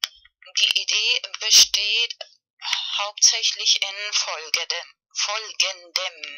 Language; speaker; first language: German; non-native, learner; Spanish